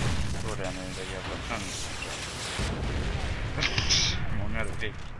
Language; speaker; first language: Swedish; native; Swedish